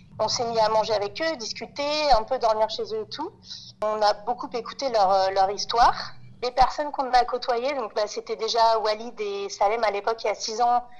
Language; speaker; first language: French; native; French